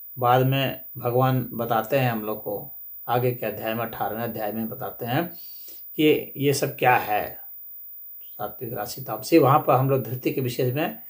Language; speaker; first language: Hindi; native; Hindi